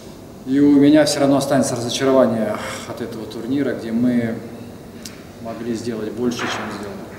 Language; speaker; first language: Russian; native; Russian